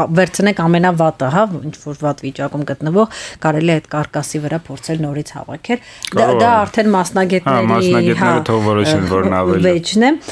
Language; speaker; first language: Armenian; native; Armenian